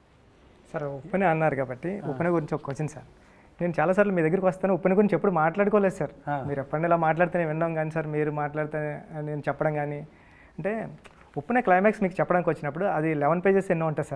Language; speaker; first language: Telugu; native; Telugu